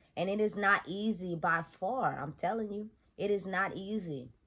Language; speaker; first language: English; native; English